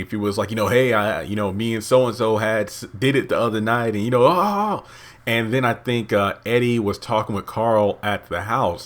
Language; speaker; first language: English; native; English